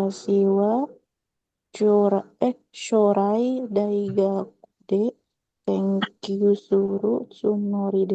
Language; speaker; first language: Japanese; non-native, learner; Indonesian